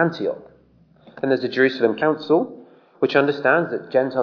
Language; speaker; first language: English; native; English